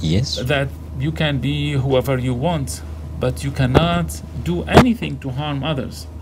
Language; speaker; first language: English; non-native, fluent; Arabic